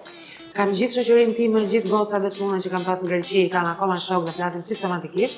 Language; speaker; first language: Albanian; native; Albanian